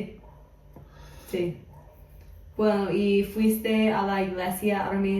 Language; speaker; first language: Spanish; non-native, fluent; English